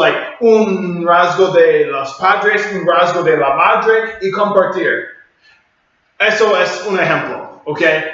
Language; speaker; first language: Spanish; non-native, learner; English